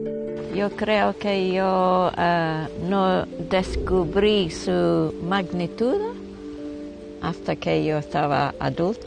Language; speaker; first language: Spanish; non-native, local second language; English